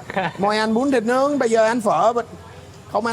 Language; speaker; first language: Vietnamese; non-native, fluent; English